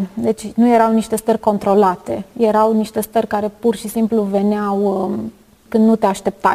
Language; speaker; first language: Romanian; native; Romanian